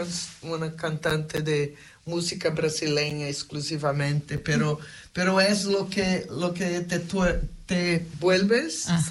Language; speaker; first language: Spanish; non-native, fluent; Portuguese